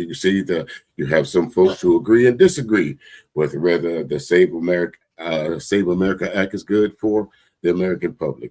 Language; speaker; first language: English; native; English